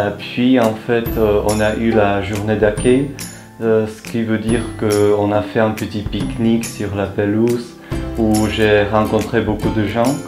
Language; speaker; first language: French; non-native, fluent; Czech